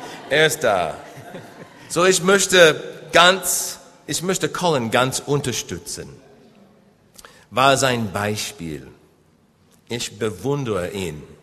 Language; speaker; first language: German; non-native, learner; English